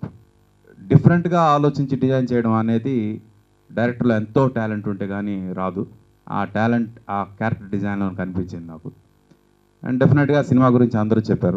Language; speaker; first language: Telugu; native; Telugu